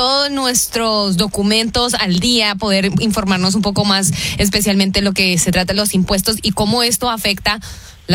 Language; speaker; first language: Spanish; early bilingual, heritage; Spanish